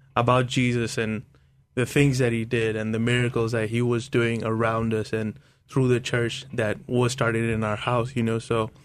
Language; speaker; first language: English; non-native, local second language; Hindi